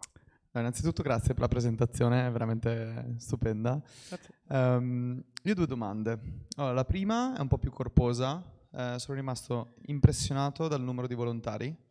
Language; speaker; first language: Italian; native; Italian